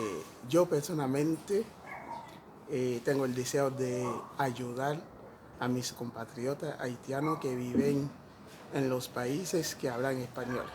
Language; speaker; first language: Spanish; non-native, fluent; Haitian Creole